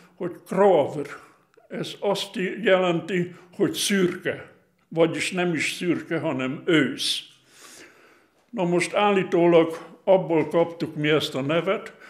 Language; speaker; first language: Hungarian; non-native, local second language; German